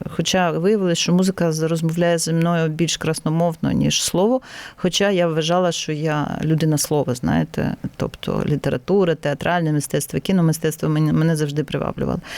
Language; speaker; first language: Ukrainian; non-native, local second language; Russian